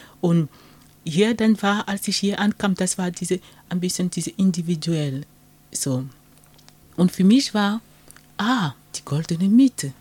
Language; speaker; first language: German; non-native, fluent; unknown